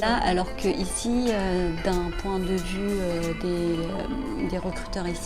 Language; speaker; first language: French; early bilingual, other home language; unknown